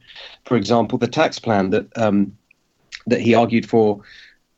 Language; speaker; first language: English; native; English